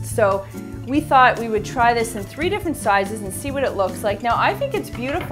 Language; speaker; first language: English; native; English